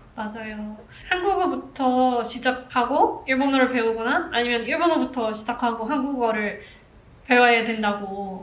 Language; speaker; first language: Korean; non-native, fluent; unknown